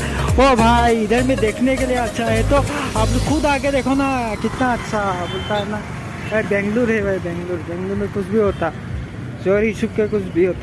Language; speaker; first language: Hindi; non-native, local second language; Assamese